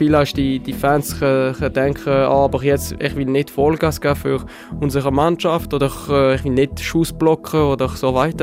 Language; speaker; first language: German; non-native, local second language; French